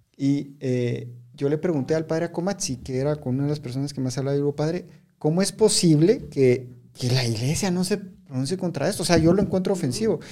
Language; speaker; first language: Spanish; native; Spanish